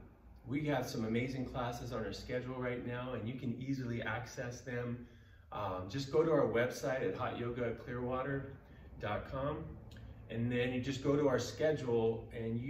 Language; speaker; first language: English; native; English